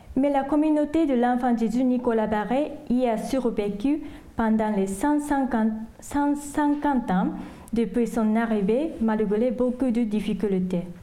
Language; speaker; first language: French; non-native, fluent; Japanese